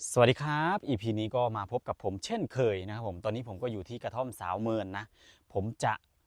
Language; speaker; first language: Thai; non-native, local second language; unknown